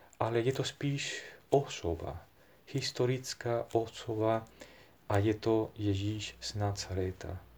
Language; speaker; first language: Czech; non-native, fluent; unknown